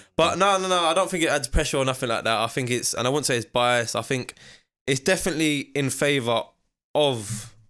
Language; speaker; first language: English; native; English